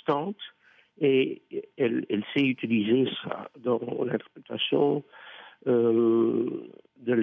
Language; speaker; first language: French; non-native, fluent; Dutch